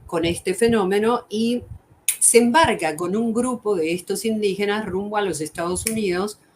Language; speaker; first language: Spanish; native; Spanish